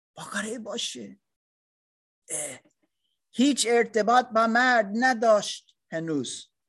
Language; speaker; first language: Persian; non-native, fluent; English